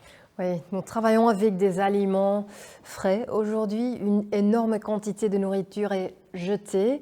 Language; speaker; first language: French; non-native, local second language; Dutch